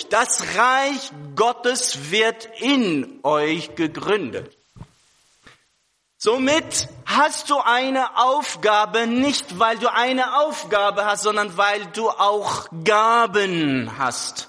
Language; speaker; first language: German; non-native, fluent; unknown